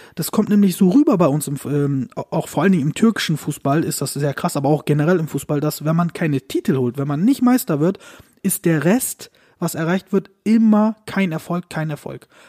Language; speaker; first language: German; early bilingual, other home language; Turkish